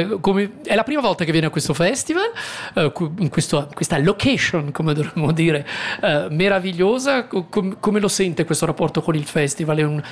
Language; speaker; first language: Italian; native; Italian